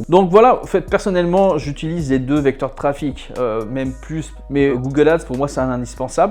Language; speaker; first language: French; native; French